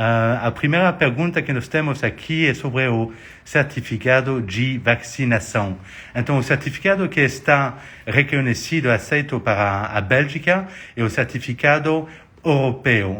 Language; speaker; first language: Portuguese; non-native, fluent; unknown